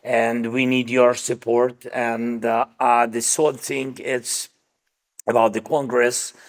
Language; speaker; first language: English; non-native, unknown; Russian